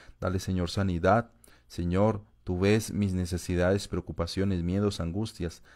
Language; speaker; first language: Spanish; native; Spanish